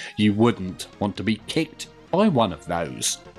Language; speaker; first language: English; native; English